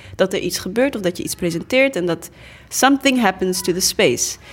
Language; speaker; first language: Dutch; early bilingual, other home language; English